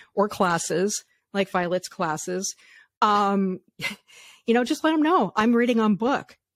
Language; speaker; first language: English; native; English